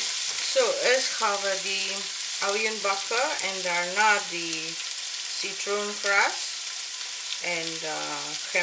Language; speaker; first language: Dutch; non-native, learner; Malay